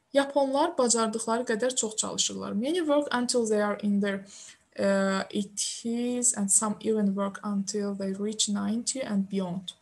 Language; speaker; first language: English; non-native, fluent; Azerbaijani